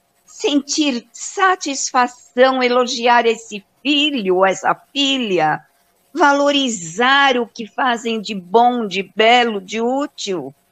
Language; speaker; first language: Portuguese; native; Portuguese